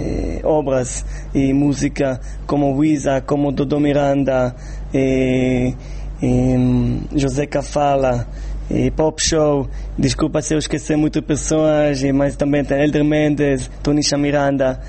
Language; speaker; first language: Portuguese; non-native, fluent; Hebrew